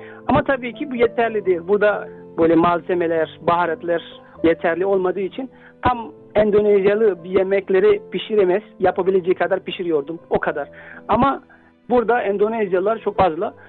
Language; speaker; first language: Turkish; non-native, fluent; Indonesian